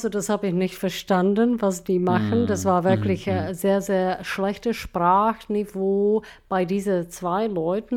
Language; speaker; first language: German; non-native, fluent; Czech